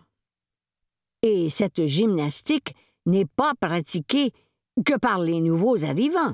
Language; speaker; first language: French; native; French